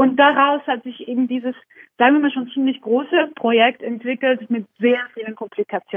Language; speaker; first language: German; non-native, fluent; Georgian